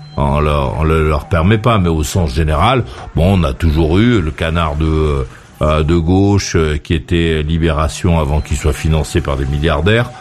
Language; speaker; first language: French; native; French